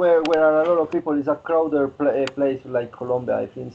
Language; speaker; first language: English; non-native, learner; Spanish